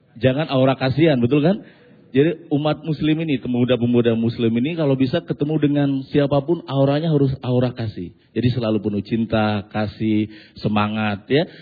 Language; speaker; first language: Indonesian; non-native, local second language; Javanese